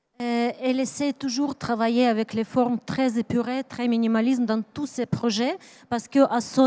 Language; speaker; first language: French; non-native, learner; Ukrainian